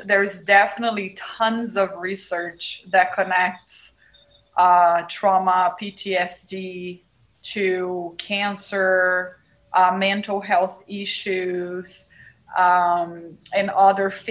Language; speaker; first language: English; non-native, fluent; Portuguese